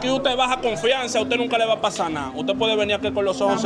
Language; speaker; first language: Spanish; native; Spanish